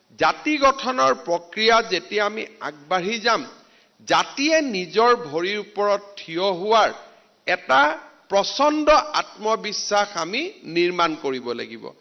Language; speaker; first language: Assamese; native; Assamese